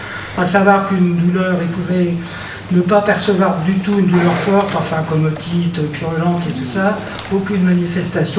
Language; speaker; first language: French; native; French